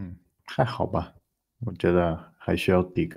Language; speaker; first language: Chinese; non-native, learner; Portuguese